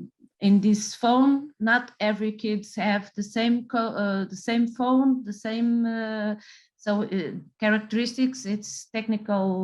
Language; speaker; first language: English; non-native, fluent; Portuguese